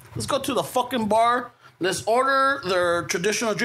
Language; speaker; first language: English; early bilingual, other home language; Spanish